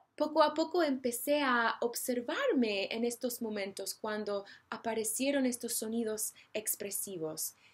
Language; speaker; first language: Spanish; non-native, fluent; English